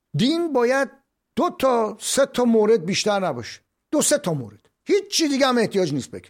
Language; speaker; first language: Persian; native; Persian